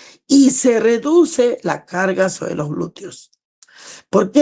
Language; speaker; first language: Spanish; native; Spanish